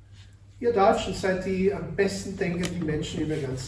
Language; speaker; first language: German; native; German